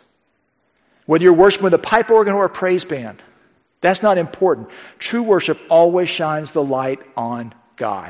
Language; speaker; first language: English; native; English